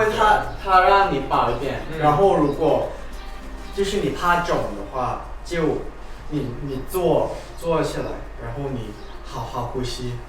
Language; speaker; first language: Chinese; non-native, fluent; Thai